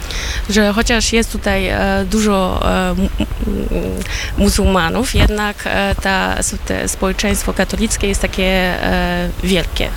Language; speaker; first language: Polish; early bilingual, heritage; Polish